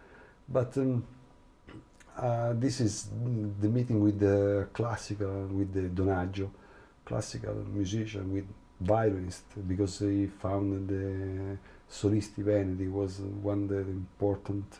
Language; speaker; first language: English; non-native, learner; Italian